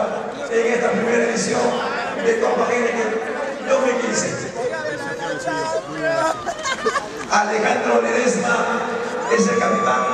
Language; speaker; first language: Spanish; native; Spanish